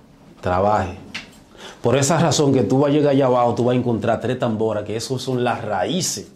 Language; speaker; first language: Spanish; native; Spanish